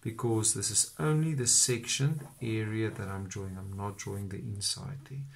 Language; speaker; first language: English; non-native, local second language; Afrikaans